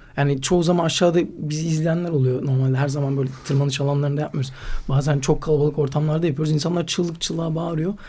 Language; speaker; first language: Turkish; native; Turkish